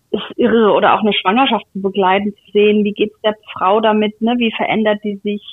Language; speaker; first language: German; native; German